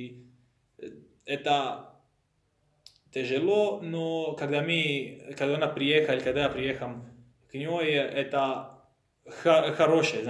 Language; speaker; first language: Russian; non-native, learner; Croatian